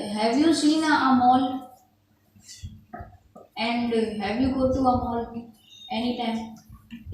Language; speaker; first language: English; non-native, learner; Hindi